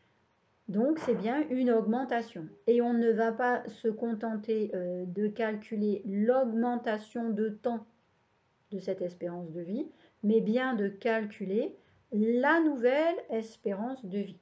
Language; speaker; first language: French; native; French